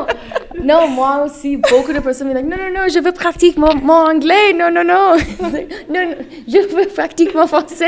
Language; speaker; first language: French; non-native, learner; English